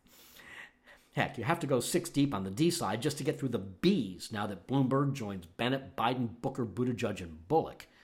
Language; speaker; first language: English; native; English